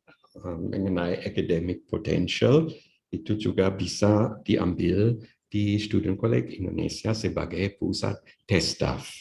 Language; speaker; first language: Indonesian; non-native, fluent; German